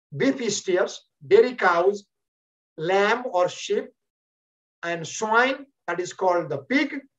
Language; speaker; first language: English; non-native, local second language; Nepali